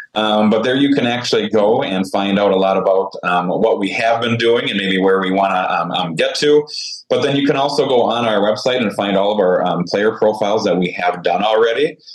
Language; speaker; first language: English; native; English